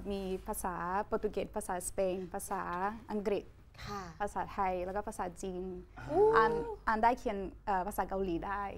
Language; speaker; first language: Thai; non-native, fluent; Portuguese